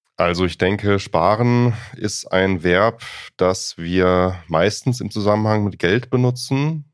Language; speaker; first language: German; native; German